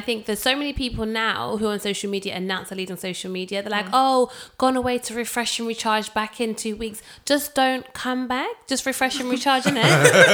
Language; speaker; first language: English; native; English